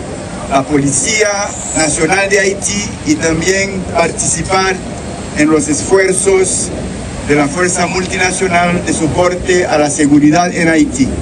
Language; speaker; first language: Spanish; non-native, learner; Haitian Creole